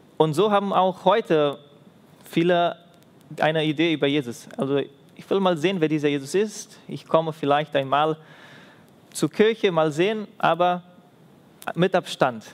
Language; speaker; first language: German; non-native, fluent; Portuguese